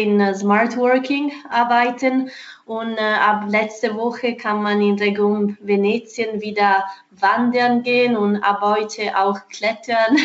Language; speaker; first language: German; non-native, fluent; Italian